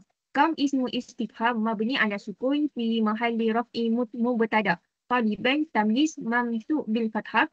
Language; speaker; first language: Arabic; non-native, learner; Malay